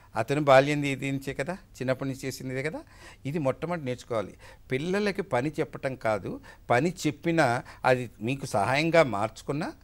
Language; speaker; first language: Telugu; native; Telugu